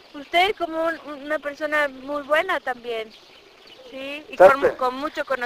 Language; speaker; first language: Spanish; native; Spanish